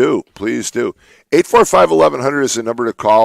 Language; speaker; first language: English; native; English